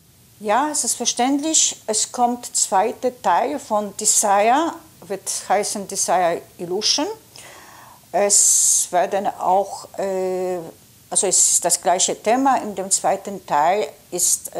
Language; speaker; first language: German; non-native, fluent; Polish